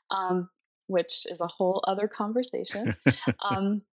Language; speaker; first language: English; early bilingual, other home language; Spanish